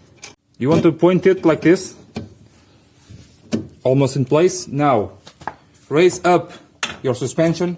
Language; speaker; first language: English; non-native, fluent; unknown